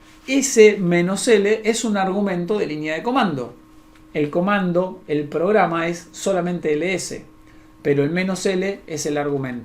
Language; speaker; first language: Spanish; native; Spanish